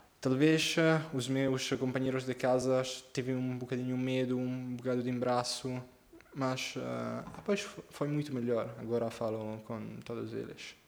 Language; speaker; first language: Portuguese; non-native, learner; Italian